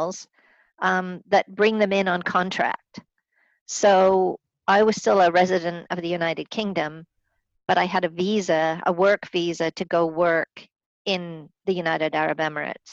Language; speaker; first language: English; native; English